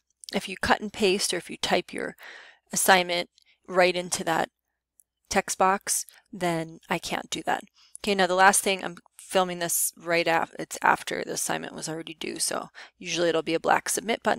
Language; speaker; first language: English; native; English